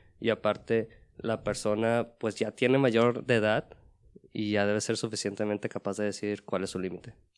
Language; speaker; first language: Spanish; native; Spanish